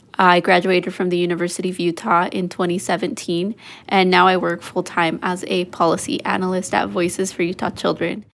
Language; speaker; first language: English; early bilingual, other home language; Spanish